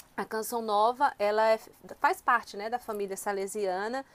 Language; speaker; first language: Portuguese; native; Portuguese